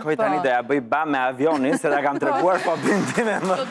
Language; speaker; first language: Albanian; native; Albanian